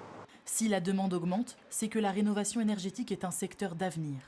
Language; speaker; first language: French; native; French